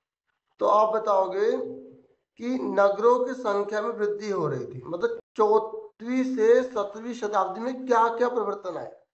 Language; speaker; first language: Hindi; native; Hindi